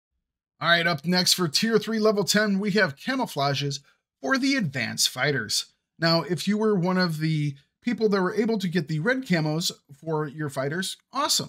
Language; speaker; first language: English; native; English